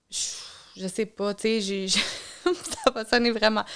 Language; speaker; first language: French; native; French